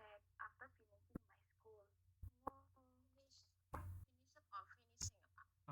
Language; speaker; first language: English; non-native, learner; Indonesian